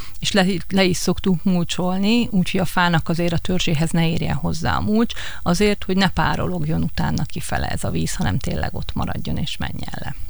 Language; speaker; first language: Hungarian; native; Hungarian